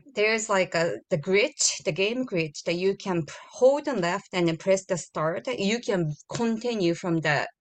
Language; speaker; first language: English; non-native, learner; Japanese